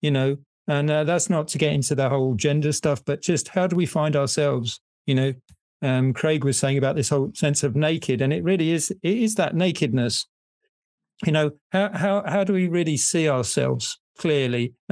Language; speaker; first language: English; native; English